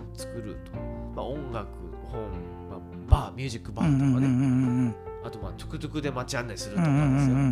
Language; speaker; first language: Japanese; native; Japanese